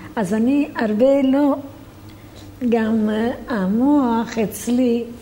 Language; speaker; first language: Hebrew; non-native, fluent; Romanian